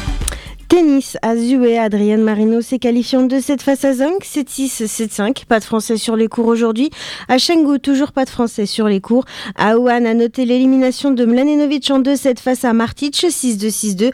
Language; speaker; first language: French; native; French